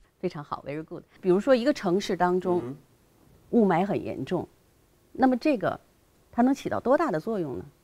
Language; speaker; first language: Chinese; native; Chinese